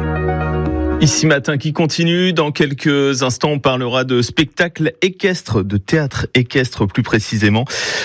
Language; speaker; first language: French; native; French